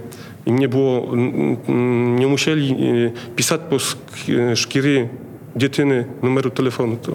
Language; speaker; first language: Polish; non-native, learner; Ukrainian